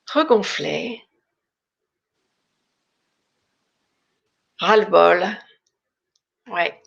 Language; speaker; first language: French; non-native, fluent; English